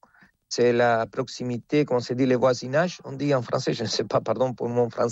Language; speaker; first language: French; non-native, fluent; Spanish